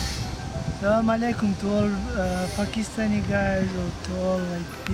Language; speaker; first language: English; non-native, learner; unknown